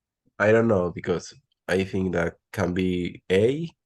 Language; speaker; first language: English; non-native, learner; Spanish